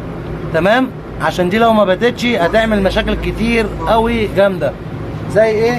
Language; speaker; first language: Arabic; native; Arabic